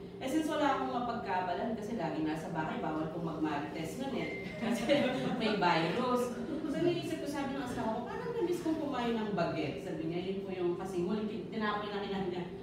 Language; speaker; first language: Filipino; non-native, local second language; Pampanga